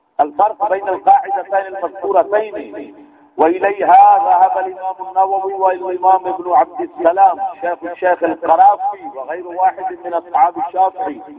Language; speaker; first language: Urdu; non-native, local second language; Punjabi